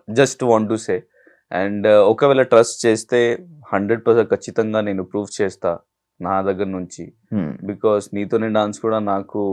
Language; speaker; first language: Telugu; non-native, learner; Hindi